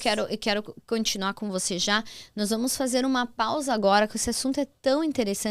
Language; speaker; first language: Portuguese; native; Portuguese